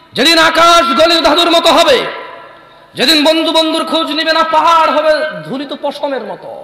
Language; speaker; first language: Bangla; early bilingual, heritage; Bangla